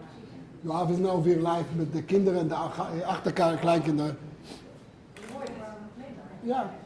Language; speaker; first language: Dutch; non-native, learner; Hebrew